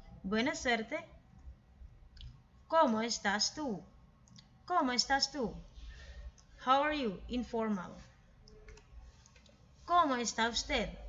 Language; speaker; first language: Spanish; non-native, fluent; Filipino